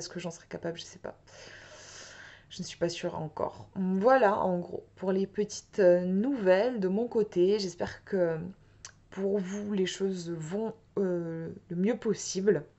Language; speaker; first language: French; native; French